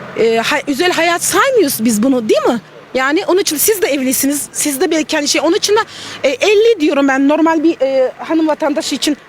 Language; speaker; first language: Turkish; non-native, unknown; Russian